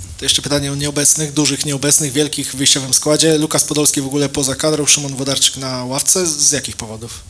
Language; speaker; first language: Polish; native; Polish